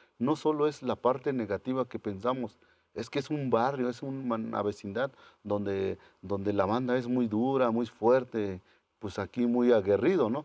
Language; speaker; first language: Spanish; non-native, local second language; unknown